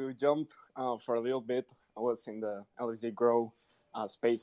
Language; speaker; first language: English; non-native, fluent; Spanish